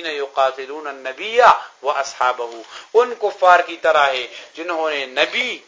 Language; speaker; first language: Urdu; non-native, local second language; Pashto